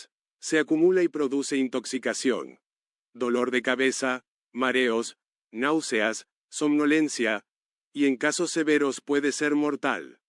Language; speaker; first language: Spanish; native; Spanish